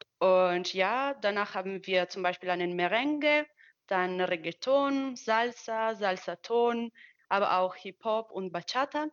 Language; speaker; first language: German; non-native, fluent; Italian